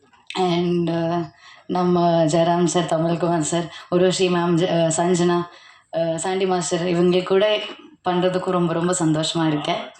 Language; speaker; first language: Tamil; non-native, learner; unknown